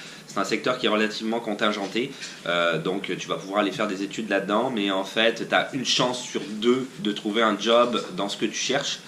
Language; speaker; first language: French; native; French